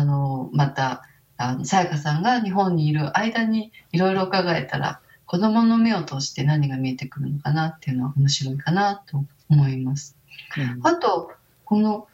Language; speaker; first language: Japanese; native; Japanese